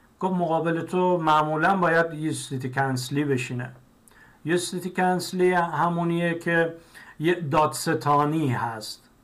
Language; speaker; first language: Persian; native; Persian